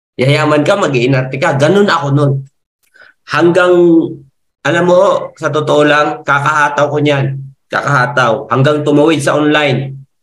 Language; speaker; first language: Filipino; non-native, local second language; Masbatenyo